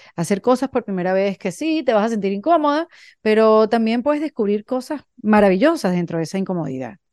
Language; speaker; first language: Spanish; native; Spanish